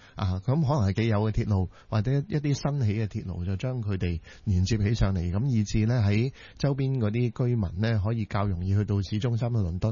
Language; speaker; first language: Cantonese; native; Cantonese